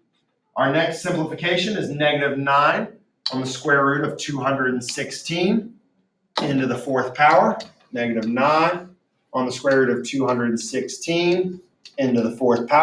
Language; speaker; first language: English; native; English